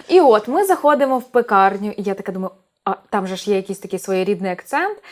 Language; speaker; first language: Ukrainian; non-native, local second language; Russian